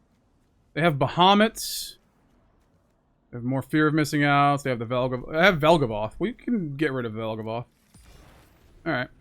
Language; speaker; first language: English; native; English